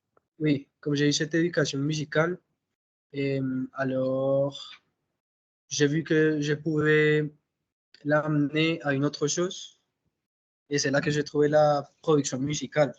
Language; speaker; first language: French; non-native, fluent; Spanish